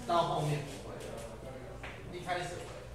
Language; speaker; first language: Chinese; native; Chinese